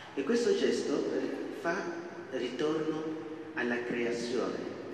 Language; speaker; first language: Italian; non-native, fluent; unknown